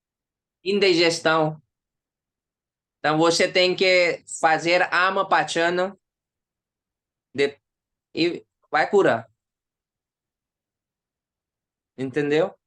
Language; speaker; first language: Portuguese; non-native, learner; Hindi